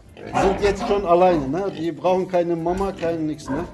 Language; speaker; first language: German; non-native, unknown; Turkish